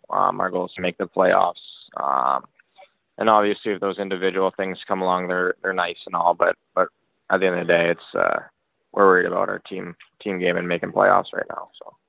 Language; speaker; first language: English; native; English